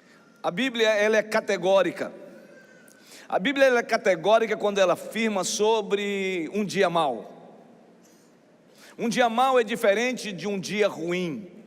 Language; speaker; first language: Portuguese; native; Portuguese